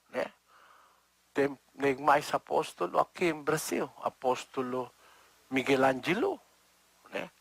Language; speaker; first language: Portuguese; non-native, learner; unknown